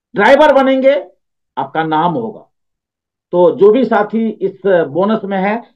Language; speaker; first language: Hindi; native; Hindi